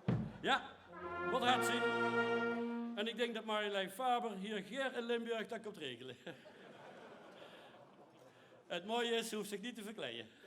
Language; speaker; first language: Dutch; native; Dutch